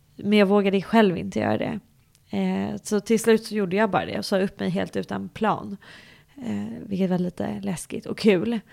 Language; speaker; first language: Swedish; early bilingual, other home language; English